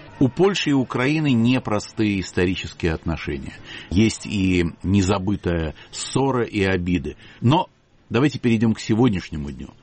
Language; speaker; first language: Russian; native; Russian